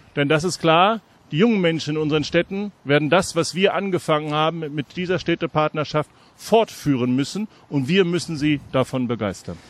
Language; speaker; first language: German; native; German